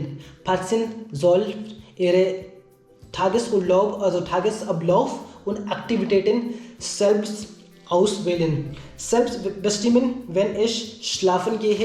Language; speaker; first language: German; non-native, learner; Hindi